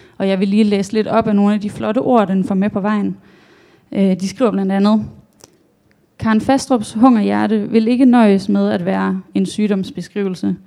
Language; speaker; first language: Danish; native; Danish